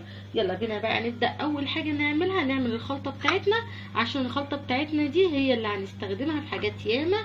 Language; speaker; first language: Arabic; native; Arabic